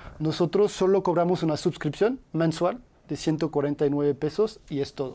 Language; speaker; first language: Spanish; non-native, fluent; French